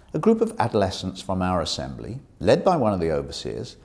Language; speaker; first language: English; native; English